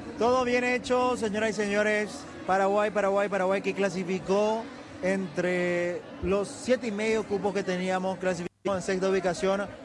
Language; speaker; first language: Spanish; native; Spanish